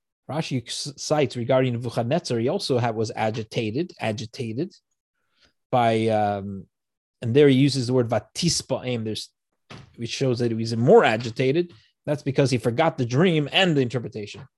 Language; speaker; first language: English; native; English